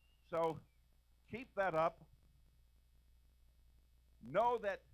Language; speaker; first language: English; native; English